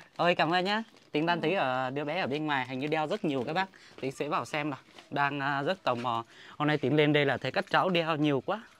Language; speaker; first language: Vietnamese; non-native, local second language; Hmong